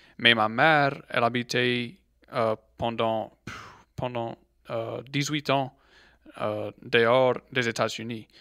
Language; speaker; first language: French; non-native, local second language; English